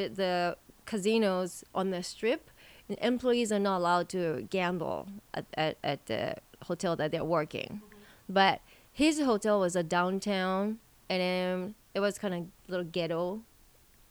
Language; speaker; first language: English; non-native, fluent; Japanese